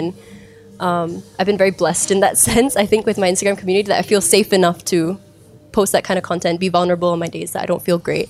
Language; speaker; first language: English; native; English